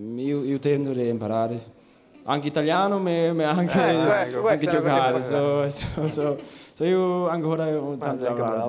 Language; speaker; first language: Italian; non-native, learner; Danish